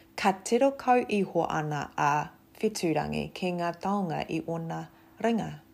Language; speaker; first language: Māori; non-native, local second language; English